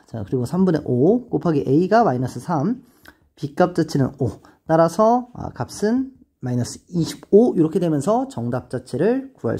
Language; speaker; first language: Korean; native; Korean